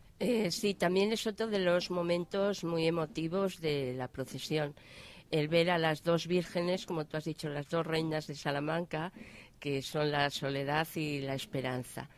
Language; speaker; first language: Spanish; native; Spanish